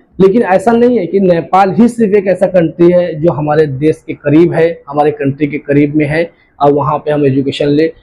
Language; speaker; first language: Hindi; native; Hindi